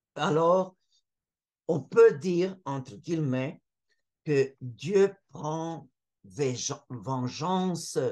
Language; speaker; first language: French; non-native, fluent; Portuguese